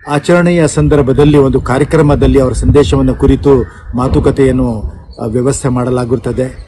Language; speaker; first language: Kannada; non-native, local second language; Urdu